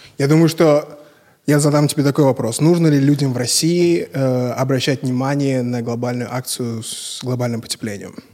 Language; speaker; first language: Russian; native; Russian